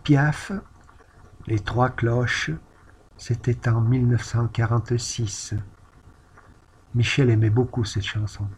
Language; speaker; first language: French; native; French